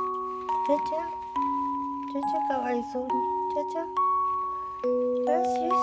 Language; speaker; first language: Japanese; native; Japanese